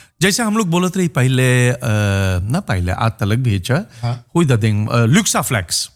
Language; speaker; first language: Dutch; non-native, local second language; Caribbean Hindustani